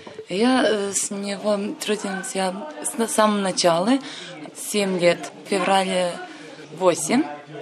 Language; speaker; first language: Russian; non-native, learner; Serbian